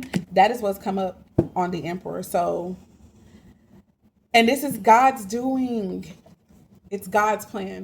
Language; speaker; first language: English; native; English